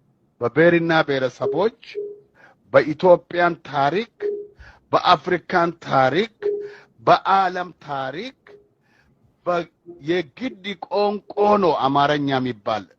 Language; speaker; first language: Amharic; non-native, local second language; Oromo